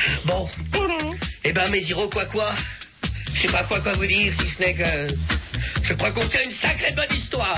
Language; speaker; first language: French; native; French